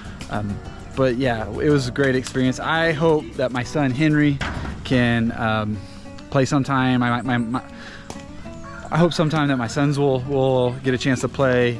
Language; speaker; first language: English; native; English